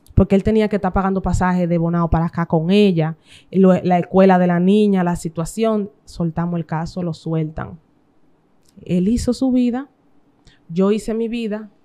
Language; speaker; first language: Spanish; native; Spanish